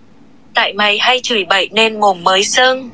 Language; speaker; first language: Vietnamese; non-native, learner; Indonesian